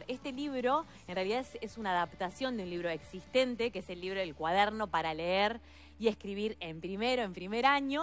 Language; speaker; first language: Spanish; native; Spanish